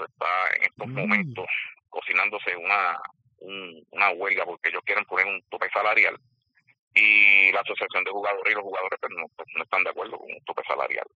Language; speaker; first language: Spanish; native; Spanish